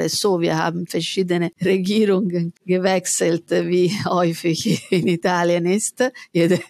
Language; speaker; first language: German; non-native, fluent; Italian